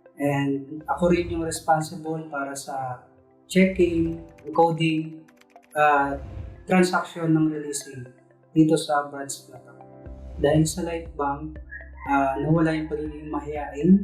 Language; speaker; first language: Filipino; native; Filipino